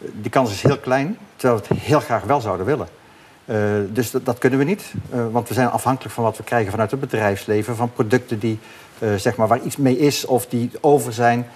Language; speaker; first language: Dutch; native; Dutch